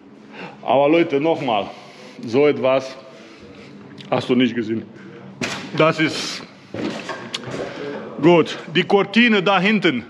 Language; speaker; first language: German; non-native, learner; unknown